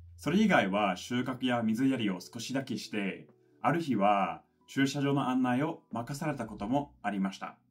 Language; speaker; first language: Japanese; non-native, fluent; English